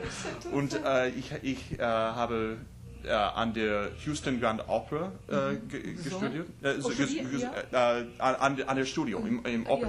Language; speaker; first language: German; non-native, learner; English